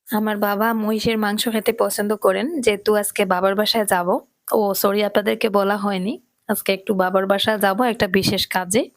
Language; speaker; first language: Bangla; native; Bangla